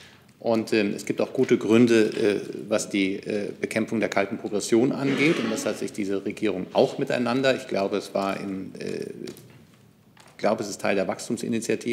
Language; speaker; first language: German; native; German